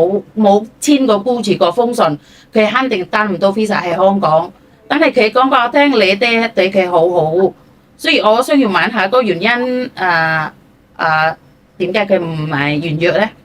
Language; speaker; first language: Cantonese; non-native, fluent; Indonesian